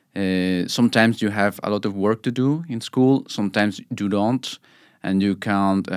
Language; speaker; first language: English; non-native, fluent; Spanish